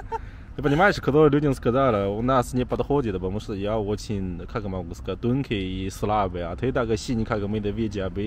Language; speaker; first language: Russian; non-native, learner; Chinese